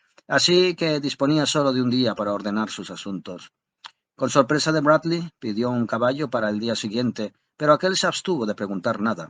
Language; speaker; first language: Spanish; native; Spanish